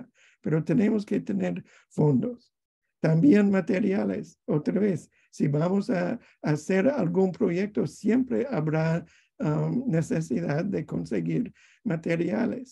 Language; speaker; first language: Spanish; non-native, fluent; English